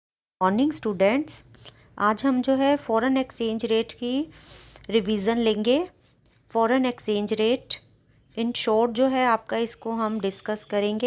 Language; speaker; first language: Hindi; non-native, local second language; Punjabi